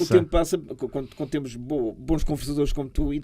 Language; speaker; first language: Portuguese; native; Portuguese